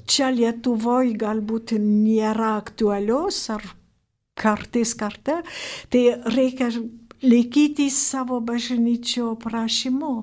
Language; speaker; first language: Lithuanian; non-native, fluent; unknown